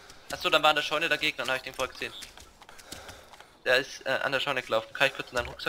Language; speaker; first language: German; native; German